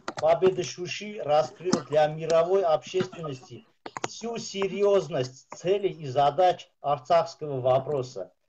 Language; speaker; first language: Russian; non-native, local second language; Armenian